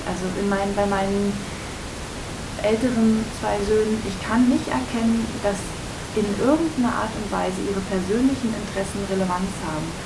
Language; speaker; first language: German; native; German